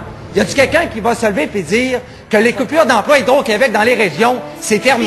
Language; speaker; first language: French; native; French